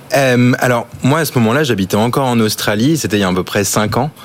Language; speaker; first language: French; early bilingual, other home language; English